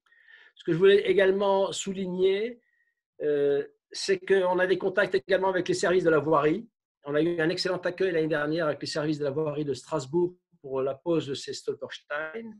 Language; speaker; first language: French; native; French